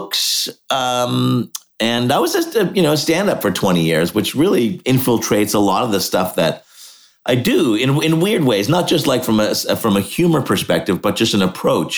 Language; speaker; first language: English; native; English